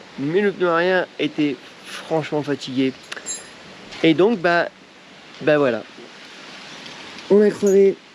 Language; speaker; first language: French; native; French